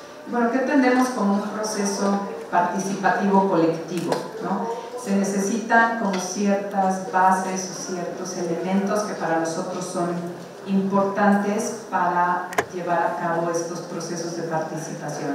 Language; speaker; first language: Spanish; native; Spanish